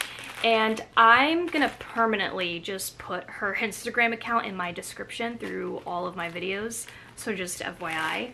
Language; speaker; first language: English; native; English